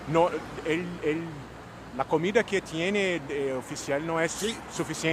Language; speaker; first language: Spanish; non-native, fluent; Portuguese